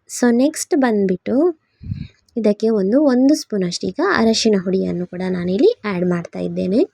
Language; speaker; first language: Kannada; non-native, local second language; Tulu